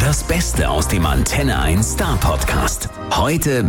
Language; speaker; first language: German; native; German